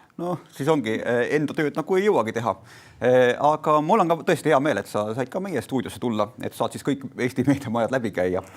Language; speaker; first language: Estonian; native; Estonian